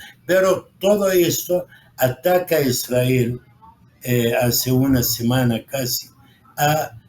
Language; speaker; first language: Spanish; non-native, fluent; Arabic